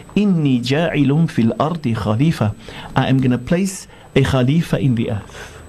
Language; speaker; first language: English; non-native, local second language; Afrikaans